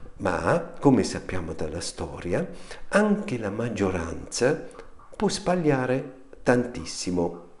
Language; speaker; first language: Italian; non-native, fluent; German